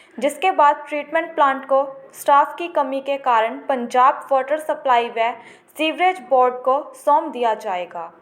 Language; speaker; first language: Hindi; non-native, local second language; Punjabi